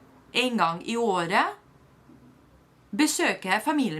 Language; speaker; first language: Norwegian; non-native, fluent; Spanish